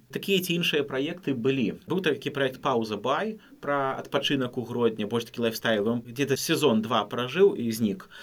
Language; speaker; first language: Belarusian; non-native, local second language; Russian